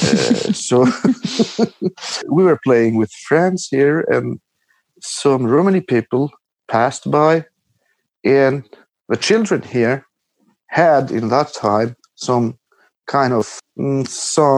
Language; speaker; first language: English; non-native, fluent; Albanian